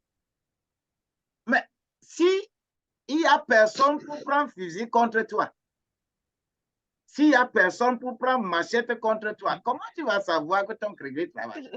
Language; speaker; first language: French; non-native, local second language; Ewe